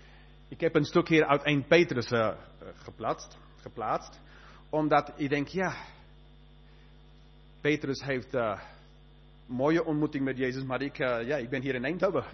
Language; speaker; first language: Dutch; non-native, fluent; English